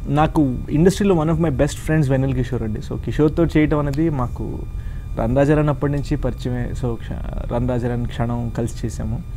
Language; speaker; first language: Telugu; early bilingual, heritage; Telugu